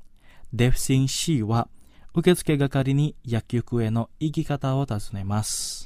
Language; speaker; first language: Japanese; non-native, fluent; Indonesian